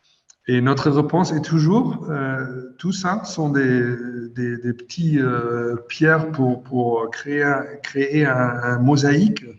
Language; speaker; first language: French; non-native, fluent; German